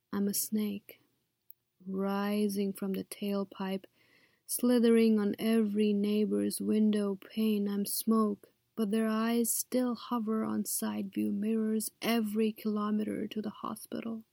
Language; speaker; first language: English; non-native, local second language; Nepali